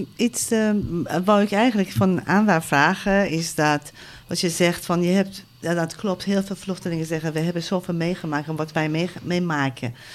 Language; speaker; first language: Dutch; non-native, fluent; Persian